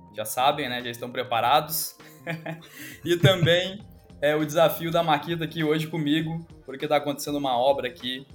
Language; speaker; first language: Portuguese; native; Portuguese